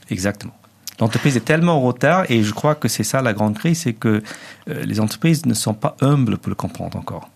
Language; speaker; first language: French; non-native, local second language; Tamil